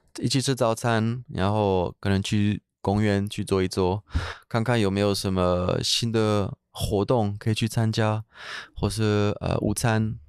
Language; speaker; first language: Chinese; non-native, fluent; French